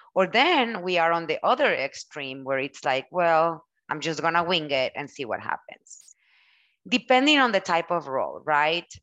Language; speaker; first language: English; non-native, fluent; Spanish